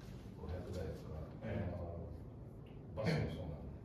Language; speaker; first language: Japanese; non-native, fluent; Portuguese